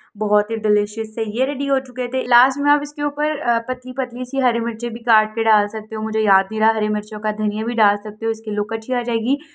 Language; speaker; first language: Urdu; native; Urdu